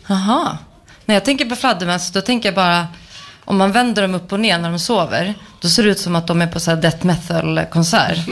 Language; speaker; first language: Swedish; native; Swedish